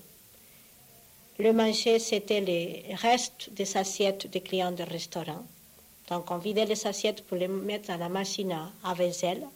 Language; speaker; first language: French; non-native, fluent; Spanish